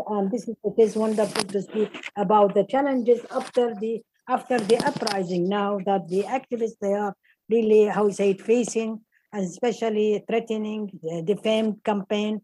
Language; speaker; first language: English; non-native, fluent; Arabic